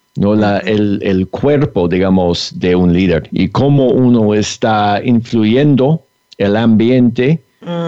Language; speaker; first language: Spanish; non-native, fluent; English